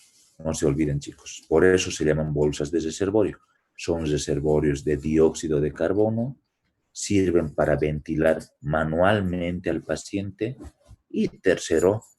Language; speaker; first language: Spanish; native; Spanish